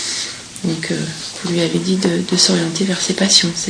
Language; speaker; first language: French; native; French